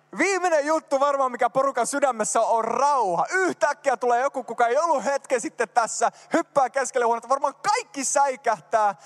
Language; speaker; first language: Finnish; early bilingual, heritage; Finnish